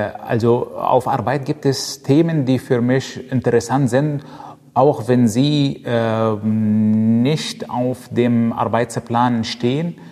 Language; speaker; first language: German; non-native, fluent; Arabic